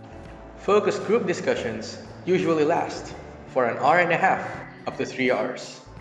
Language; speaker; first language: English; non-native, local second language; Filipino